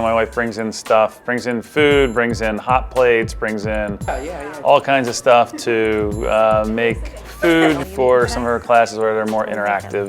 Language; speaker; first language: English; native; English